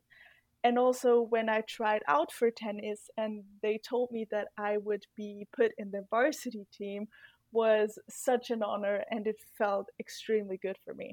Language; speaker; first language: English; non-native, fluent; German